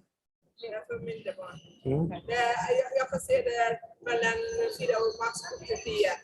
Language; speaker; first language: Swedish; non-native, learner; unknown